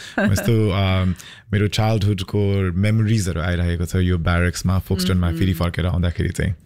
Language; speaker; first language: Nepali; early bilingual, heritage; Nepali